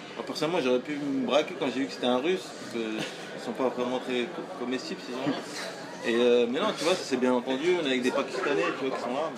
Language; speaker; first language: French; native; French